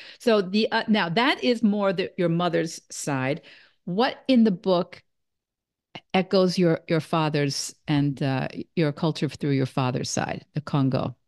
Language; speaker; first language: English; native; English